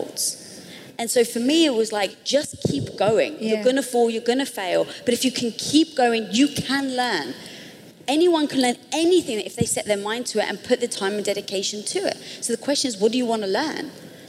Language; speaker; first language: English; native; English